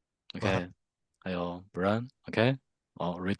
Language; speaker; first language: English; non-native, learner; Chinese